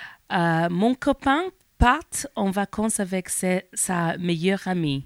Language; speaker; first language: French; non-native, learner; English